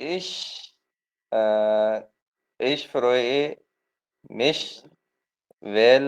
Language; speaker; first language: German; non-native, learner; Urdu